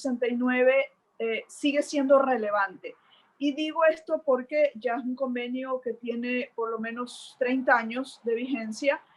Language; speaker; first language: Spanish; native; Spanish